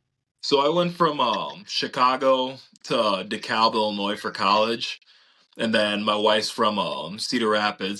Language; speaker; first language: English; native; English